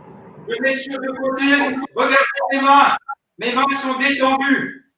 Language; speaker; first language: French; native; French